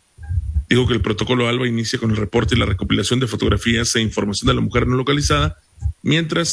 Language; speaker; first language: Spanish; native; Spanish